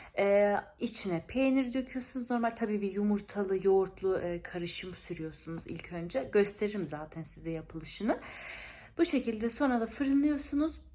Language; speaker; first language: Turkish; early bilingual, heritage; Turkish